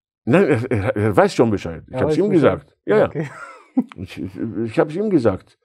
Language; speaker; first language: German; non-native, fluent; Arabic